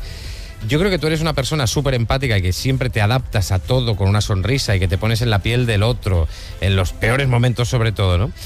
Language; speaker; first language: Spanish; native; Spanish